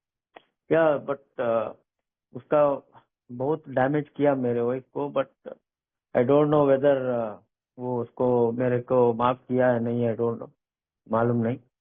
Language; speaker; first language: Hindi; non-native, local second language; Kannada